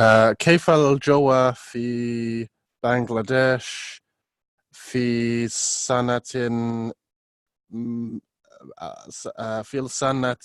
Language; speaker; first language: Arabic; non-native, learner; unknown